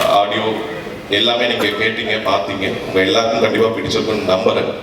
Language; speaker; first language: Tamil; native; Tamil